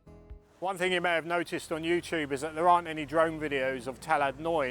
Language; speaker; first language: English; native; English